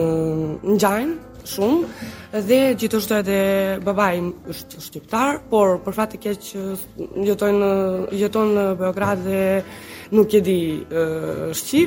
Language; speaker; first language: Albanian; non-native, learner; Serbian